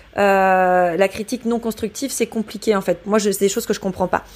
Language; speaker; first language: French; native; French